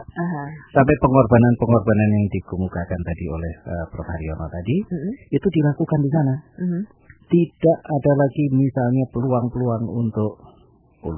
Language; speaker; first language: Indonesian; native; Indonesian